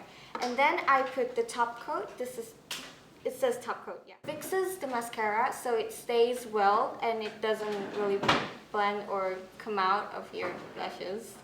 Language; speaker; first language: English; non-native, fluent; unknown